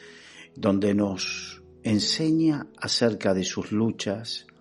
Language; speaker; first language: Spanish; native; Spanish